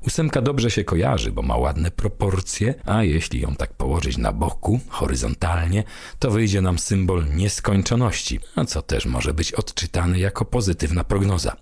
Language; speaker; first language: Polish; native; Polish